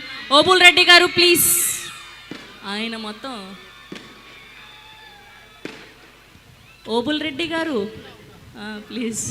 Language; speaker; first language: Telugu; native; Telugu